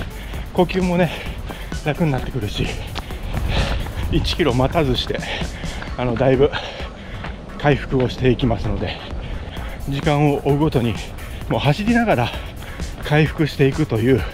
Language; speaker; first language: Japanese; native; Japanese